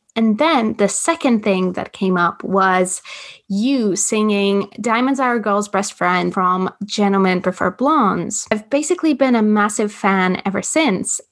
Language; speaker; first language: English; non-native, fluent; Latvian